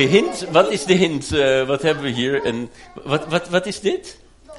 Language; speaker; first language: Dutch; native; Dutch